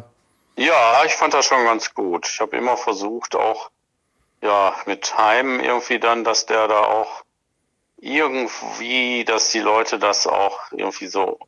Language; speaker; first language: German; native; German